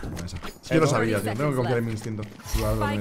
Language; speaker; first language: Spanish; native; Spanish